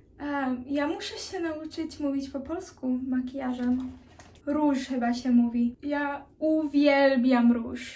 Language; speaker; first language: Polish; early bilingual, heritage; Polish